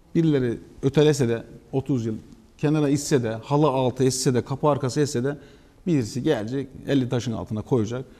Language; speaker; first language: Turkish; native; Turkish